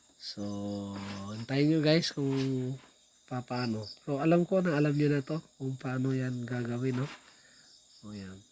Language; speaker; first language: Filipino; non-native, local second language; Cebuano